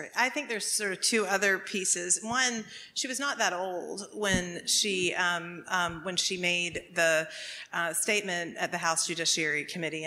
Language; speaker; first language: English; native; English